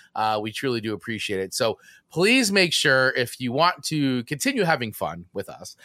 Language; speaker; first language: English; native; English